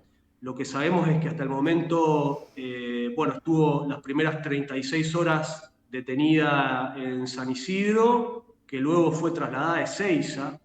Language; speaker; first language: Spanish; native; Spanish